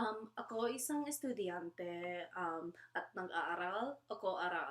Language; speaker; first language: Filipino; non-native, learner; English